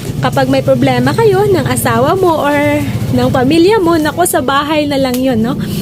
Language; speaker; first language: Filipino; non-native, local second language; Hiligaynon